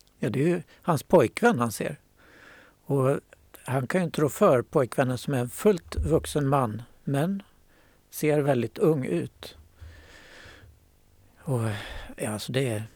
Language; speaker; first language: Swedish; native; Swedish